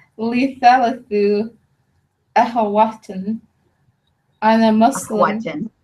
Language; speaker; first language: Arabic; non-native, learner; English